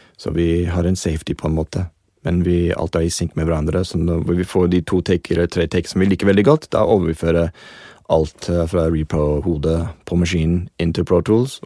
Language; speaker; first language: Norwegian; non-native, fluent; English